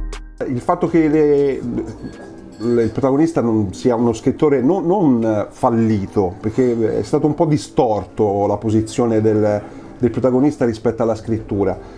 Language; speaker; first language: Italian; native; Italian